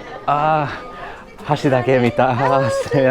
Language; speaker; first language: Japanese; non-native, learner; English